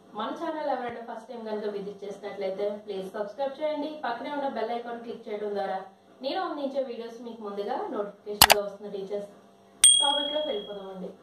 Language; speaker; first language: Telugu; non-native, local second language; Lambadi